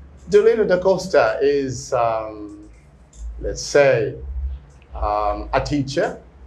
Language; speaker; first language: English; non-native, fluent; Portuguese